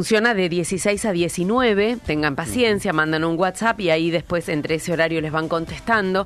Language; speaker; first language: Spanish; native; Spanish